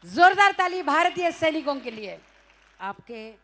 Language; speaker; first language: Hindi; non-native, local second language; Marathi